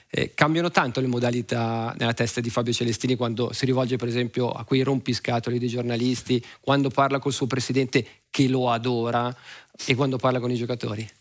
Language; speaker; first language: Italian; native; Italian